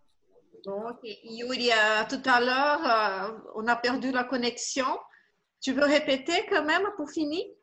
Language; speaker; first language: French; non-native, fluent; Portuguese